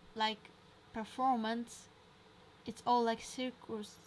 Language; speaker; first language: English; non-native, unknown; Ukrainian